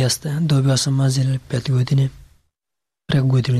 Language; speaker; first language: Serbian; non-native, learner; Pashto